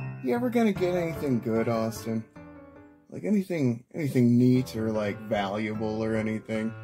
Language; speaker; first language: English; native; English